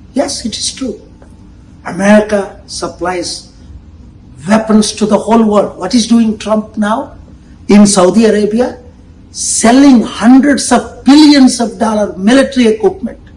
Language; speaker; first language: English; non-native, local second language; Telugu